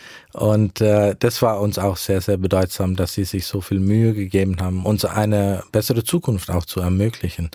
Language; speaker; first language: German; early bilingual, heritage; German